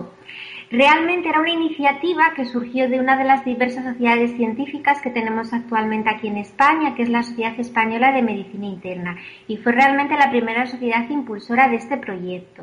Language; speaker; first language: Spanish; native; Spanish